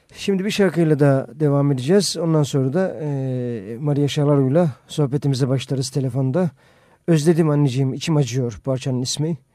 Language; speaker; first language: Turkish; native; Turkish